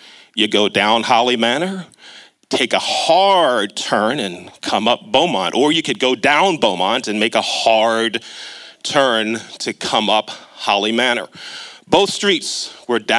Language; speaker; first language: English; native; English